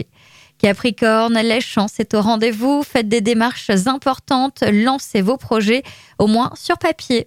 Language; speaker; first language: French; native; French